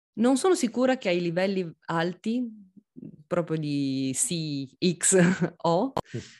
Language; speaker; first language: Italian; native; Italian